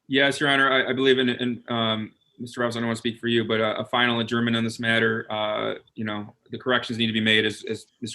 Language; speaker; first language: English; native; English